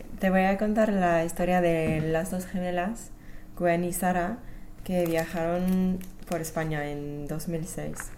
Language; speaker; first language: Spanish; non-native, fluent; English